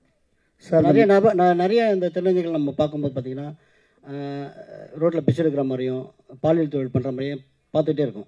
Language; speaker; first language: Tamil; native; Tamil